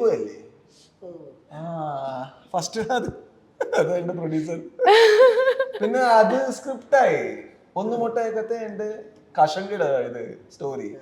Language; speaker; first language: Malayalam; non-native, learner; Kannada